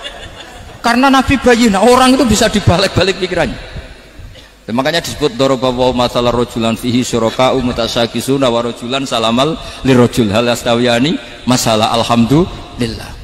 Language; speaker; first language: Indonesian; non-native, local second language; Javanese